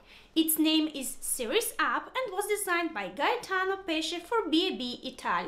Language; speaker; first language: English; non-native, fluent; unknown